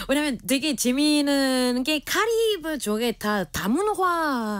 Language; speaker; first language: Korean; non-native, fluent; French